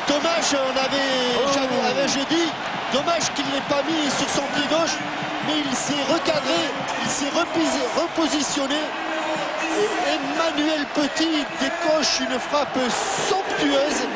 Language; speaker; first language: French; native; French